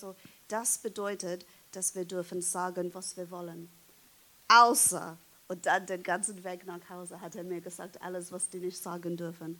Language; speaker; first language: German; non-native, fluent; English